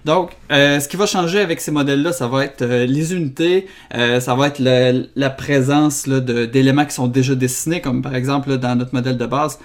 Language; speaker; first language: French; native; French